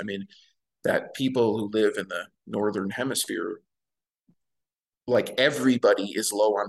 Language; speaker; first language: English; native; English